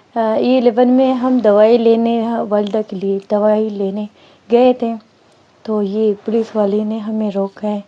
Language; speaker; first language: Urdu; non-native, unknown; Persian